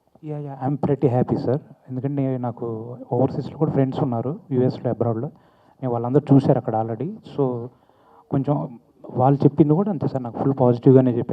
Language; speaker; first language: Telugu; native; Telugu